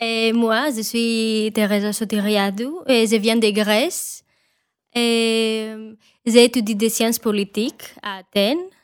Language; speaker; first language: French; non-native, fluent; Greek